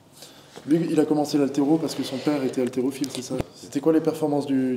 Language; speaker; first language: French; native; French